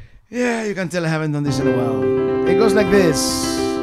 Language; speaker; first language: English; non-native, fluent; Spanish